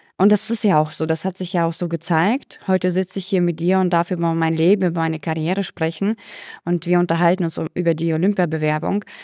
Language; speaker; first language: German; early bilingual, other home language; Russian